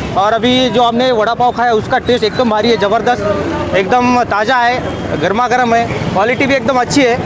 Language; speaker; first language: Hindi; non-native, local second language; Marathi